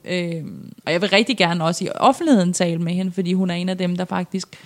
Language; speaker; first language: Danish; non-native, fluent; Persian